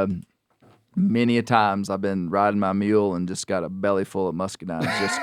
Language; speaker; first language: English; native; English